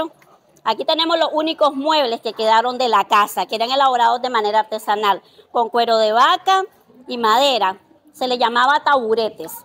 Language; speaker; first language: Spanish; native; Spanish